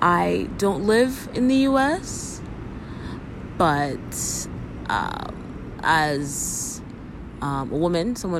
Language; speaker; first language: English; native; English